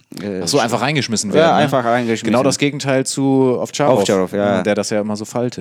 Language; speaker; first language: German; native; German